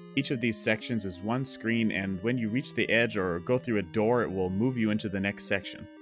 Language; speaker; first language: English; native; English